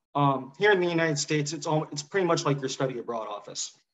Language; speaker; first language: English; native; English